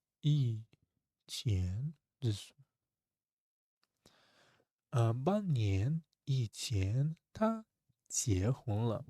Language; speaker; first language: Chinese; non-native, fluent; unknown